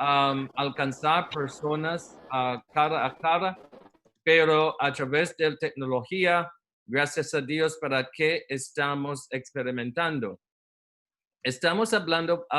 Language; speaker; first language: Spanish; non-native, learner; Portuguese